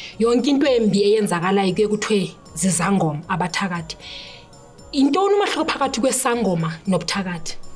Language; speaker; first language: Zulu; non-native, local second language; Xhosa